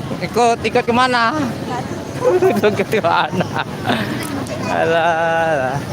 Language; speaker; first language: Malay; non-native, local second language; Achinese